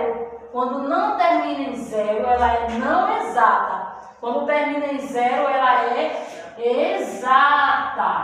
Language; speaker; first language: Portuguese; native; Portuguese